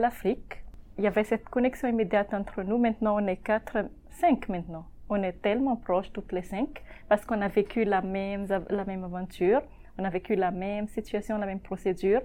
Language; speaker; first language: French; non-native, local second language; Malagasy